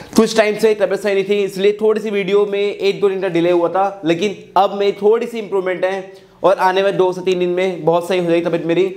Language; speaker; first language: Hindi; native; Hindi